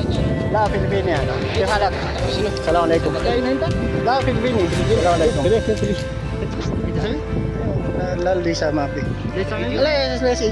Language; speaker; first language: Arabic; non-native, learner; Filipino